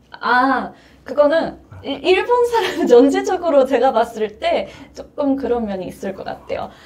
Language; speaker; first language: Korean; non-native, fluent; Japanese